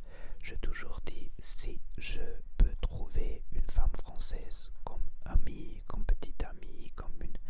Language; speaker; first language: French; non-native, learner; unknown